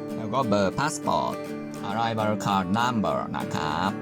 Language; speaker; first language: Thai; non-native, learner; Japanese